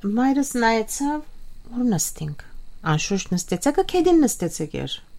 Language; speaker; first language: Armenian; native; Armenian